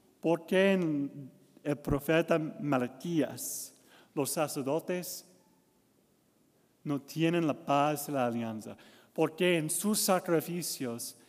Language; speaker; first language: Spanish; non-native, learner; English